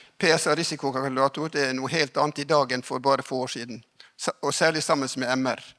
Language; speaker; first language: Norwegian; native; Norwegian